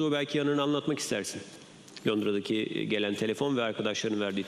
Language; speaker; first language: Turkish; native; Turkish